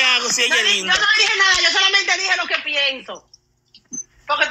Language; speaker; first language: Spanish; native; Spanish